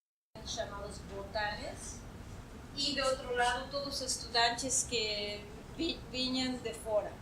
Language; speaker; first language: Portuguese; non-native, fluent; Spanish